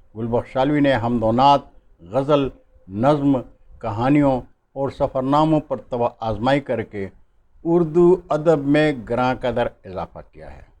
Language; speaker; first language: Urdu; non-native, local second language; Pashto